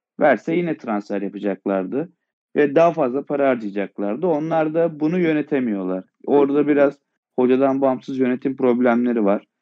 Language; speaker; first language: Turkish; native; Turkish